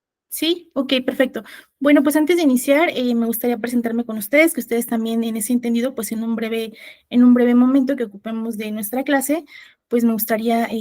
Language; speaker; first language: Spanish; native; Spanish